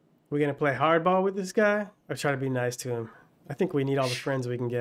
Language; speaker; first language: English; native; English